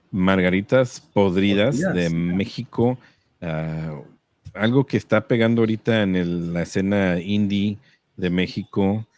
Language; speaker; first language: Spanish; early bilingual, heritage; Spanish